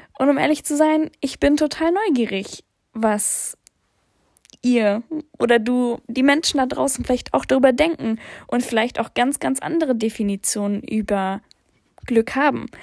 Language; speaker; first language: German; early bilingual, other home language; English